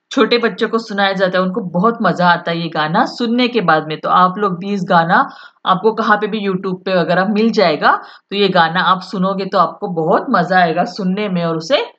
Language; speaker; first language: Hindi; non-native, local second language; Marathi